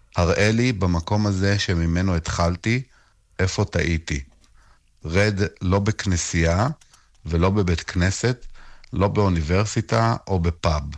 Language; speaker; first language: Hebrew; native; Hebrew